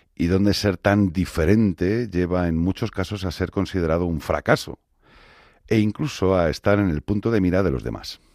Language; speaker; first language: Spanish; native; Spanish